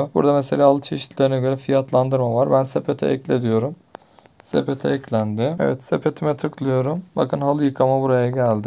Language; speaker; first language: Turkish; native; Turkish